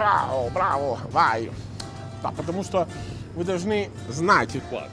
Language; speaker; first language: Russian; non-native, fluent; Italian